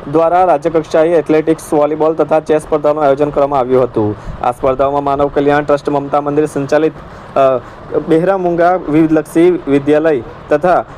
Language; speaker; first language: Gujarati; native; Gujarati